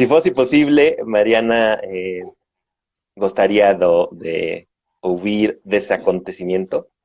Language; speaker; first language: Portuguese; non-native, learner; Spanish